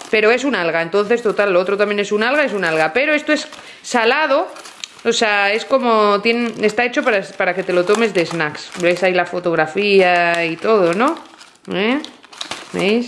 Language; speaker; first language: Spanish; native; Spanish